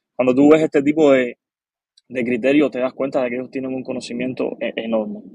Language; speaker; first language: Spanish; native; Spanish